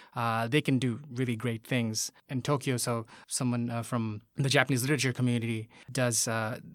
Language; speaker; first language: English; non-native, local second language; Bangla